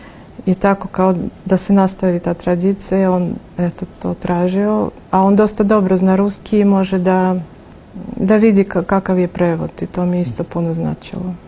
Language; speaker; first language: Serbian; non-native, fluent; Russian